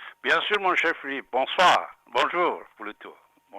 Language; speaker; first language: French; non-native, fluent; Persian